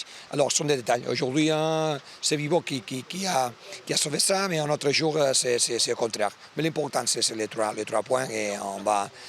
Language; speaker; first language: French; non-native, learner; Spanish